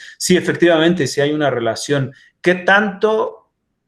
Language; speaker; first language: Spanish; native; Spanish